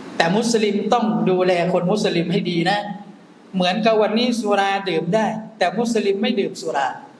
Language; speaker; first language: Thai; non-native, local second language; Malay